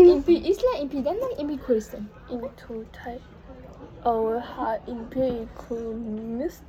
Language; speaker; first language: Danish; non-native, learner; Vietnamese